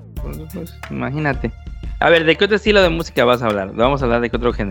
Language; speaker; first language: Spanish; native; Spanish